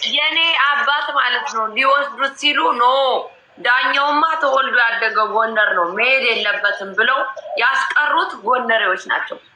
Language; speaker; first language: Amharic; native; Amharic